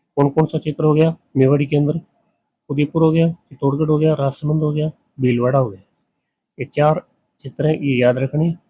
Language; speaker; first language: Hindi; native; Hindi